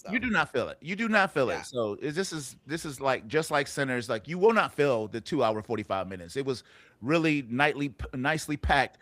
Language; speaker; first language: English; native; English